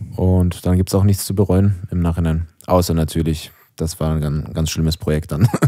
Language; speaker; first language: German; native; German